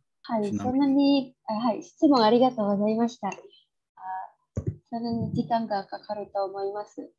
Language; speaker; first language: Japanese; non-native, fluent; Indonesian